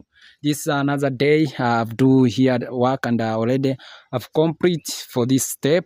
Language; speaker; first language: English; non-native, learner; Swahili